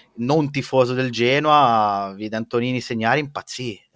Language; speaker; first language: Italian; native; Italian